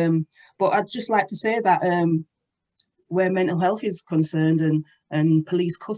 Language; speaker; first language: English; native; English